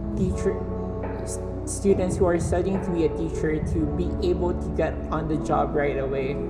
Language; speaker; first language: English; early bilingual, other home language; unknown